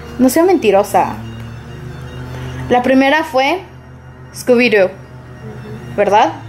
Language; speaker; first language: Spanish; early bilingual, heritage; Spanish